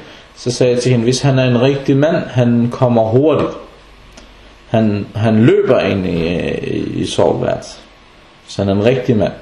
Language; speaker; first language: Danish; non-native, fluent; Arabic